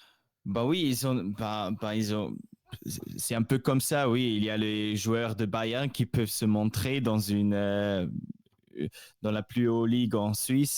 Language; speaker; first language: French; non-native, local second language; Swiss German